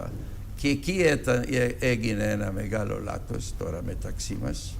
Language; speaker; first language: Greek; non-native, fluent; Serbian